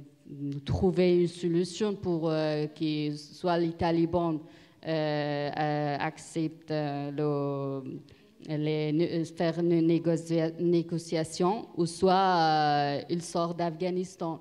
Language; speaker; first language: French; non-native, learner; Persian